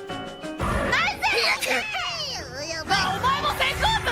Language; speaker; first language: Japanese; native; Japanese